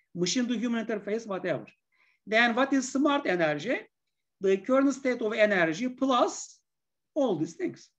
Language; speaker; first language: English; non-native, fluent; Turkish